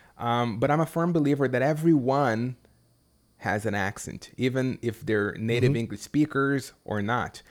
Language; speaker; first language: English; non-native, fluent; Portuguese